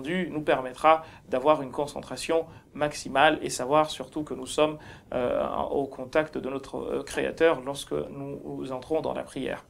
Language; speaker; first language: French; non-native, local second language; Ngazidja Comorian